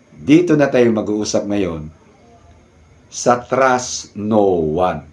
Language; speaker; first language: Filipino; non-native, local second language; Cebuano